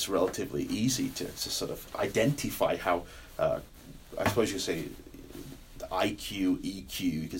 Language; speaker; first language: English; native; English